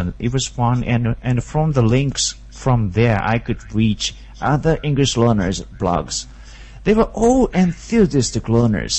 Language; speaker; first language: English; non-native, learner; Japanese